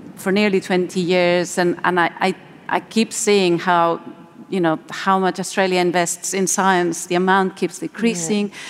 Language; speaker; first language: English; non-native, fluent; Spanish